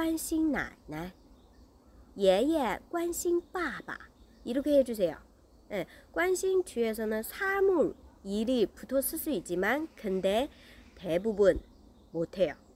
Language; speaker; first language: Korean; non-native, learner; Chinese